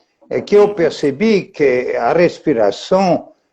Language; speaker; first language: Portuguese; non-native, fluent; French